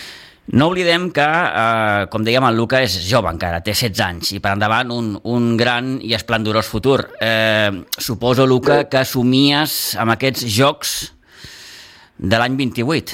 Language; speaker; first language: Catalan; native; Catalan